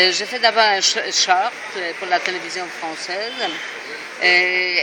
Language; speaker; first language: French; non-native, fluent; Polish